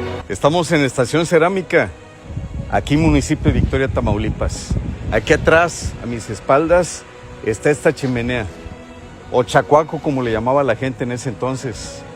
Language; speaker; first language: Spanish; native; Spanish